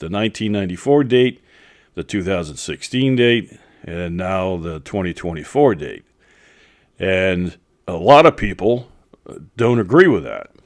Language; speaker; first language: English; native; English